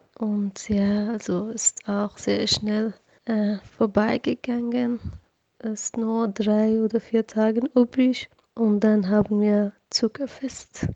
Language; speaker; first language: German; non-native, fluent; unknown